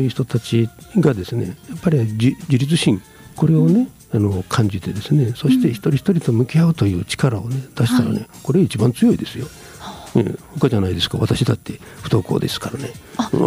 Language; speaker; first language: Japanese; native; Japanese